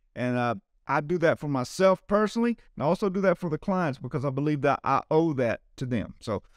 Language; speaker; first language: English; native; English